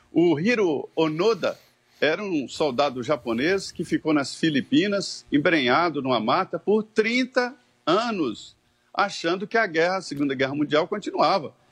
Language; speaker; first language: Portuguese; native; Portuguese